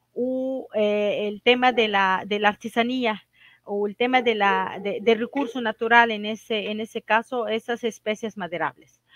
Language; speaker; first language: Spanish; non-native, fluent; Arabic